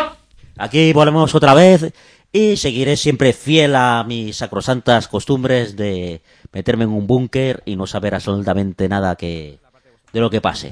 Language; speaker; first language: Spanish; native; Spanish